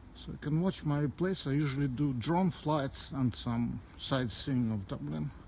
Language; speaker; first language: English; non-native, fluent; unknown